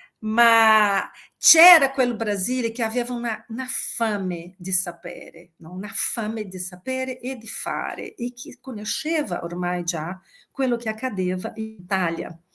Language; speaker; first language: Italian; non-native, fluent; Portuguese